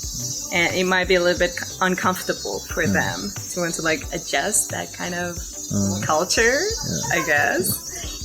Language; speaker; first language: English; non-native, fluent; Persian